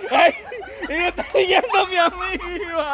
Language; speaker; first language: Spanish; native; Spanish